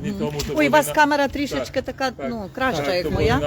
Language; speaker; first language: Polish; non-native, learner; Ukrainian